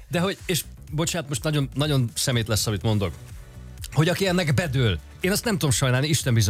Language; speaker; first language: Hungarian; native; Hungarian